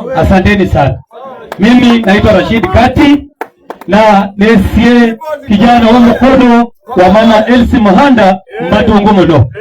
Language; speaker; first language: Swahili; non-native, local second language; Luyia